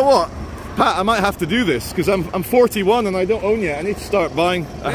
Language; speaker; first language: English; native; English